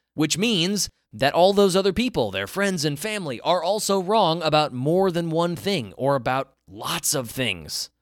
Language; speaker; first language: English; native; English